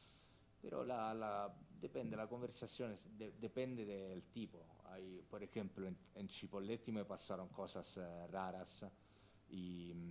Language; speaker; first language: Spanish; non-native, fluent; Italian